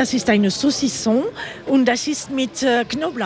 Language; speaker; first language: German; non-native, learner; French